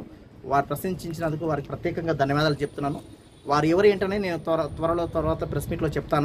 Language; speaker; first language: Telugu; native; Telugu